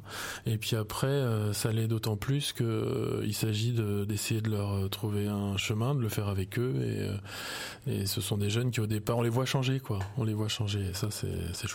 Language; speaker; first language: French; native; French